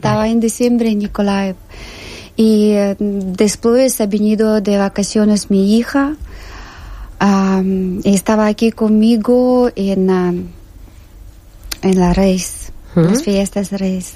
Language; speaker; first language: Spanish; non-native, learner; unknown